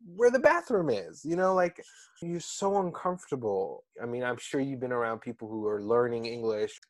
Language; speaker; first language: English; early bilingual, other home language; Arabic